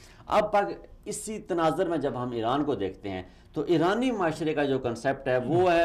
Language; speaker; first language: Urdu; native; Urdu